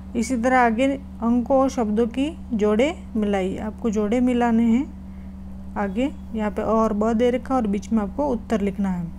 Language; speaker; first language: Hindi; non-native, local second language; Gujarati